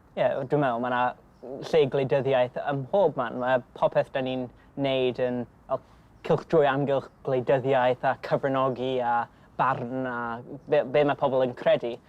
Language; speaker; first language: Welsh; non-native, local second language; English